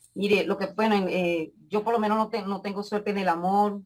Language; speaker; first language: Spanish; native; Spanish